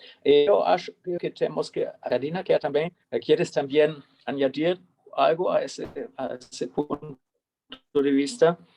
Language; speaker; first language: Spanish; non-native, fluent; German